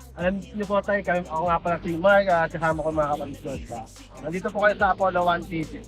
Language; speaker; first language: Filipino; native; Filipino